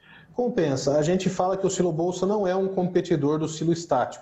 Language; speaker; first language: Portuguese; native; Portuguese